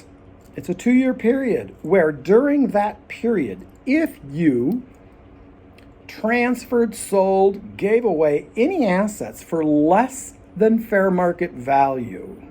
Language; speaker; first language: English; native; English